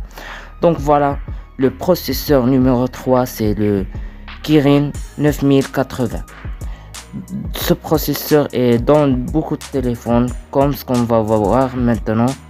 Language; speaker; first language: French; non-native, learner; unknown